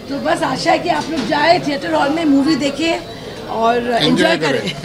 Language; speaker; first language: Hindi; non-native, local second language; Bangla